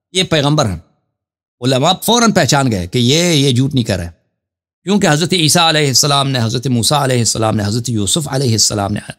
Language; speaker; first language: Urdu; non-native, fluent; Persian